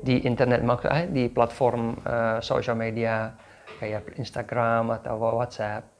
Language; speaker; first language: Indonesian; non-native, fluent; English